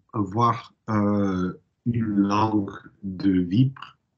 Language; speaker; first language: French; non-native, learner; English